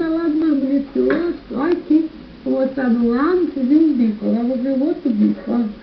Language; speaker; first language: Portuguese; native; Portuguese